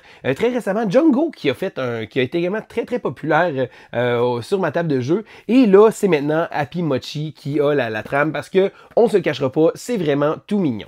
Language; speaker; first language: French; native; French